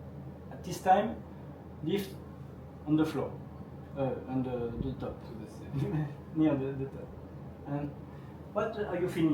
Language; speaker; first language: English; non-native, learner; French